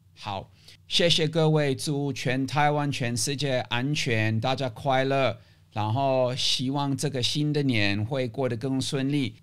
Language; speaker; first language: Chinese; non-native, fluent; English